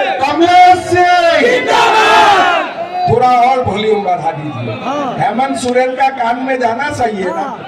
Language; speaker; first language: Hindi; non-native, local second language; Assamese